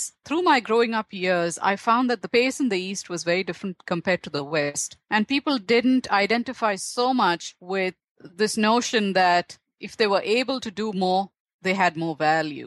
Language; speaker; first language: English; non-native, local second language; Tamil